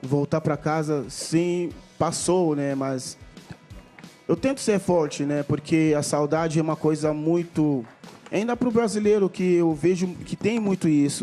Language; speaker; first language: Portuguese; non-native, fluent; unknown